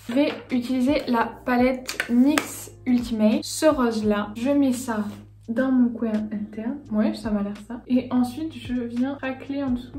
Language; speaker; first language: French; native; French